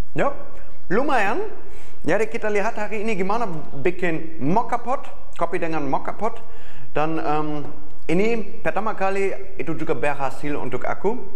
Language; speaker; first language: Indonesian; non-native, fluent; German